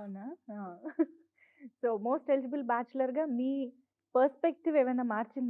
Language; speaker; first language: Telugu; native; Telugu